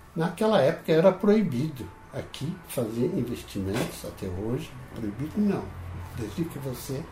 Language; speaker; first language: Portuguese; non-native, fluent; Dutch